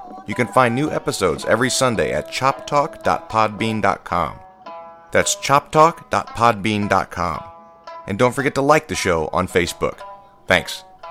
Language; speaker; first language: English; native; English